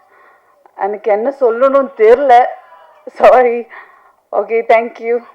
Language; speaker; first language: Tamil; non-native, learner; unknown